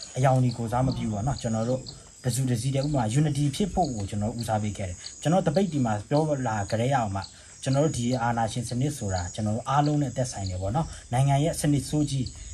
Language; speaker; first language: Burmese; non-native, local second language; Hakha Chin